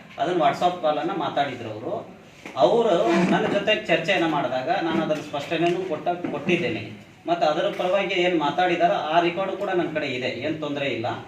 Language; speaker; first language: Kannada; non-native, local second language; Lambadi